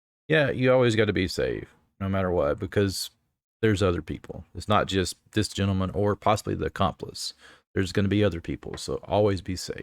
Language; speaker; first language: English; native; English